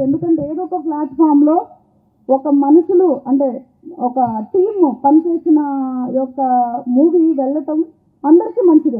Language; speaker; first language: Telugu; native; Telugu